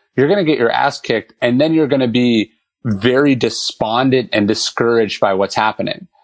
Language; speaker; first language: English; native; English